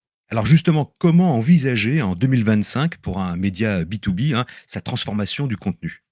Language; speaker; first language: French; native; French